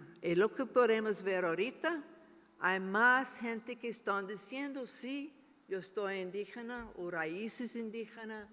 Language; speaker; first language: Spanish; non-native, learner; English